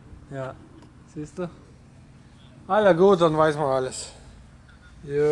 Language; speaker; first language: German; non-native, learner; Polish